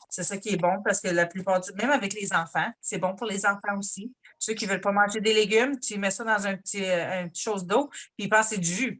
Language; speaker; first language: French; native; French